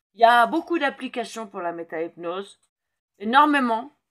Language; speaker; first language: French; native; French